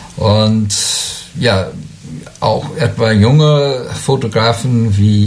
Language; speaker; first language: German; non-native, learner; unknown